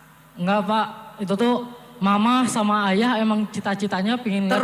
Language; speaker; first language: Indonesian; native; Indonesian